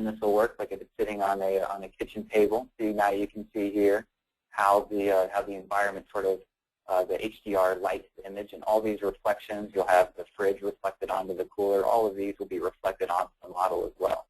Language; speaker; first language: English; native; English